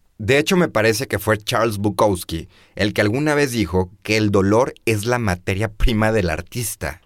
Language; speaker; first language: Spanish; native; Spanish